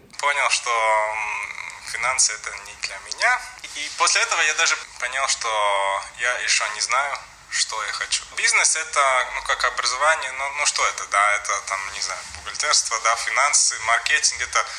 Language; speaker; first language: Russian; non-native, local second language; Latvian